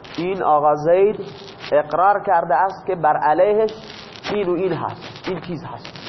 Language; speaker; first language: Persian; non-native, local second language; Baluchi